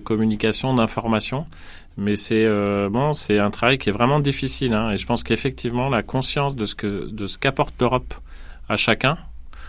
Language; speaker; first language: French; native; French